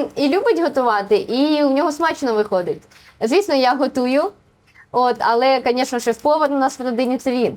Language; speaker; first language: Ukrainian; early bilingual, other home language; Russian